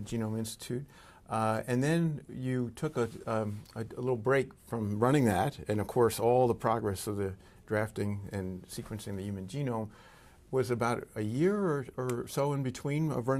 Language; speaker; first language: English; native; English